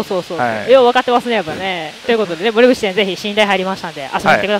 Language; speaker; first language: Japanese; native; Japanese